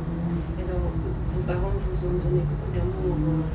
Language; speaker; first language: French; non-native, fluent; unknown